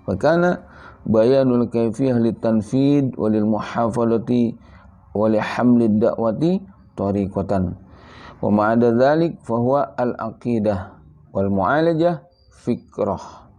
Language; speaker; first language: Arabic; non-native, fluent; Indonesian